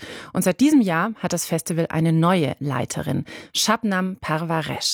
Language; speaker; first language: German; native; German